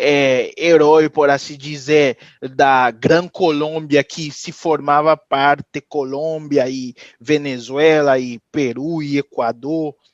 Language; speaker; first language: Portuguese; non-native, fluent; Haitian Creole